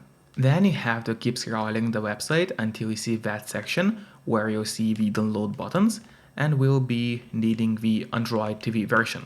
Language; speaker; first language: English; non-native, fluent; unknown